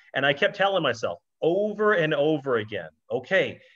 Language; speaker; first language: English; native; English